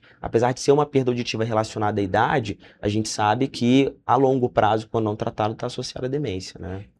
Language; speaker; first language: Portuguese; native; Portuguese